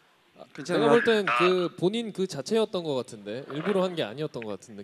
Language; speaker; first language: Korean; native; Korean